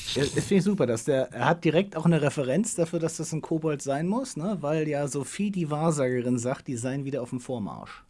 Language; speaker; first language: German; native; German